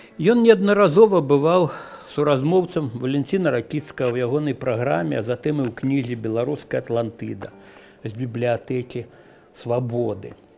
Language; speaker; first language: Belarusian; native; Belarusian